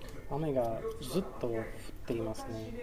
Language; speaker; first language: Japanese; non-native, learner; English